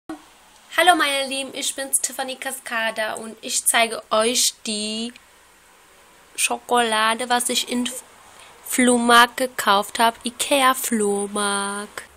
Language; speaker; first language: German; non-native, learner; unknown